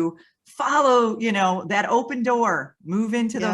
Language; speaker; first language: English; native; English